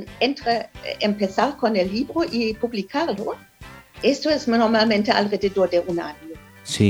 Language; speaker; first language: Spanish; non-native, learner; German